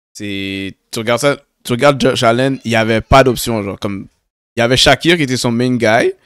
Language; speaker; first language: French; native; French